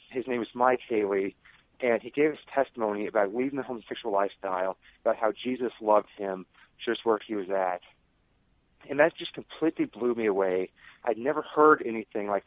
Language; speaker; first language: English; native; English